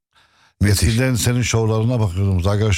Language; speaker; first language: Turkish; early bilingual, heritage; Arabic